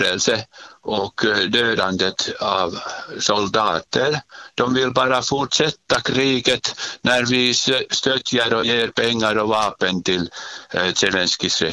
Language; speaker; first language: Swedish; non-native, learner; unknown